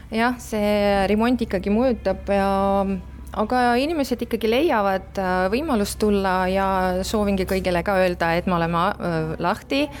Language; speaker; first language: Estonian; non-native, local second language; Russian